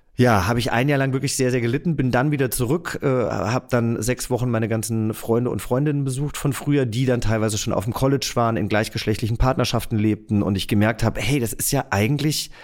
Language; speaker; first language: German; native; German